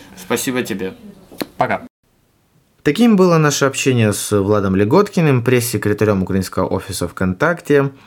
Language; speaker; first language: Russian; native; Russian